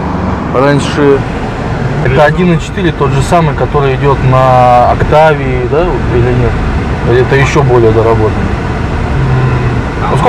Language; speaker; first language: Russian; native; Russian